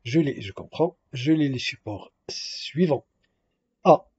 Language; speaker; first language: French; non-native, local second language; Arabic